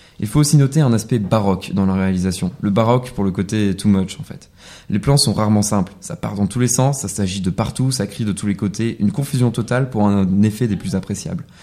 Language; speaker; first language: French; native; French